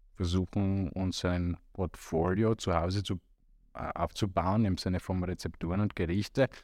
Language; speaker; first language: German; non-native, fluent; Romanian